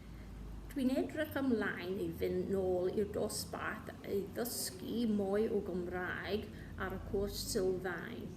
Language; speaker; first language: Welsh; non-native, learner; English